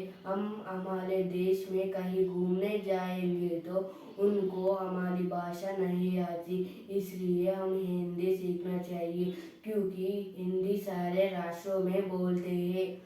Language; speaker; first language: Hindi; non-native, local second language; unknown